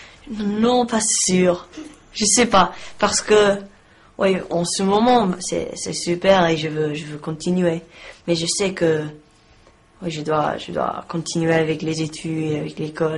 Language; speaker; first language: French; non-native, learner; English